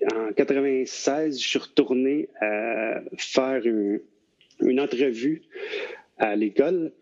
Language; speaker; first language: French; native; French